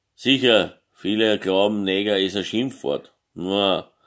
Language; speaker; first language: German; native; German